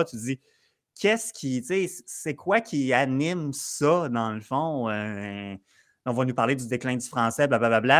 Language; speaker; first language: French; native; French